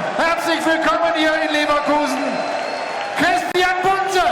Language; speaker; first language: German; native; German